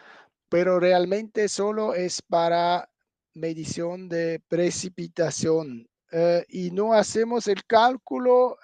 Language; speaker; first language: Spanish; non-native, fluent; German